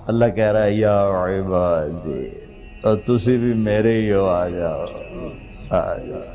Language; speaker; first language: Urdu; non-native, local second language; Punjabi